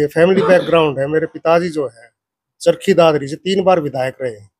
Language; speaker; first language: Hindi; native; Hindi